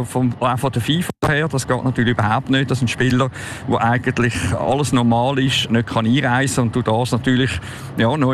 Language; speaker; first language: German; native; German